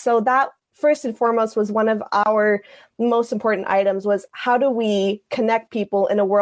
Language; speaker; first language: English; native; English